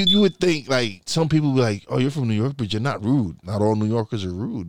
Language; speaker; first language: English; early bilingual, other home language; Spanish